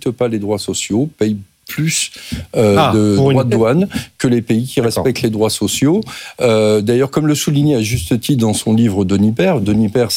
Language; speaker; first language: French; native; French